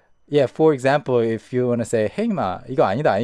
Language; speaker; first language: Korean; native; Korean